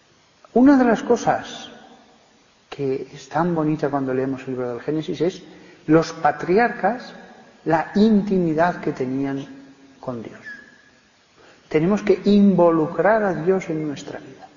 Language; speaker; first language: Spanish; native; Spanish